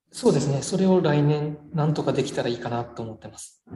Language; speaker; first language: Japanese; native; Japanese